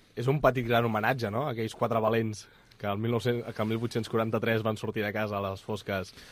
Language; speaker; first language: Catalan; native; Catalan